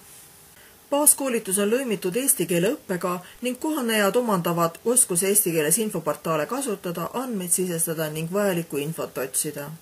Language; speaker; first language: Estonian; native; Estonian